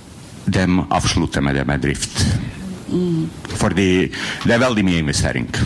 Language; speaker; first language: Norwegian; non-native, learner; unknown